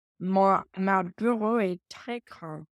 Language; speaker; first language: French; non-native, learner; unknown